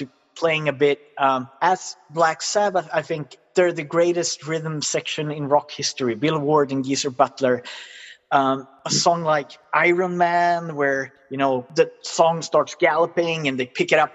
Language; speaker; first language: English; non-native, fluent; Swedish